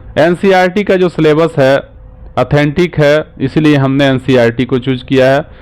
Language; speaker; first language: Hindi; native; Hindi